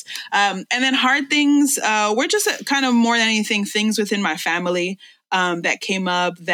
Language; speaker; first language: English; early bilingual, other home language; Spanish